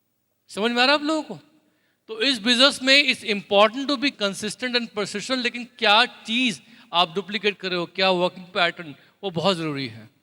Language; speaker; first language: Hindi; native; Hindi